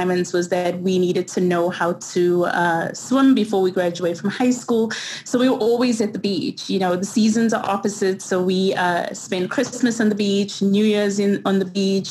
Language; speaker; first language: English; native; English